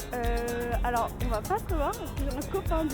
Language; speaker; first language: French; native; French